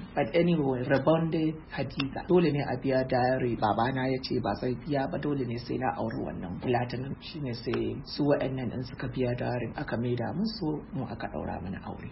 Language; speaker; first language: Hausa; non-native, local second language; Fula